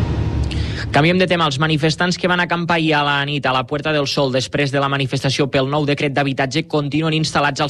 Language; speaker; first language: Catalan; native; Catalan